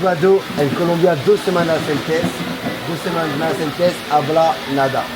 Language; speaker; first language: Spanish; non-native, learner; French